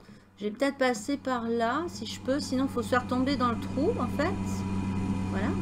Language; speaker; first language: French; native; French